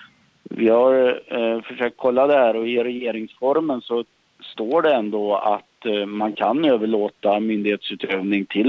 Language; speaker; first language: Swedish; native; Swedish